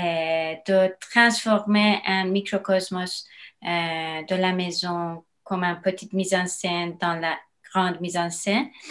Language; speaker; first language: French; non-native, learner; Persian